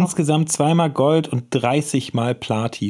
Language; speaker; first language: German; native; German